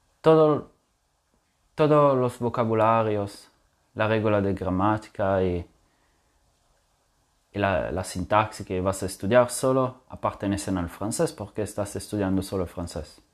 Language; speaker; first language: Spanish; non-native, fluent; French